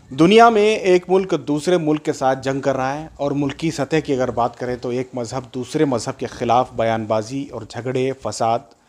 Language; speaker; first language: Hindi; native; Hindi